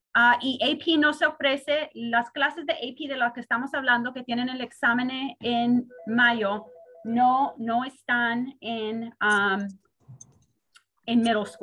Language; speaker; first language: Spanish; early bilingual, heritage; Spanish